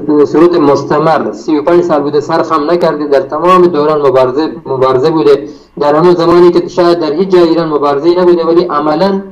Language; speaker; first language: Persian; non-native, local second language; Baluchi